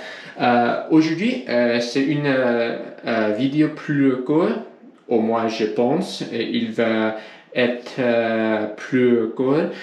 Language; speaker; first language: French; non-native, learner; English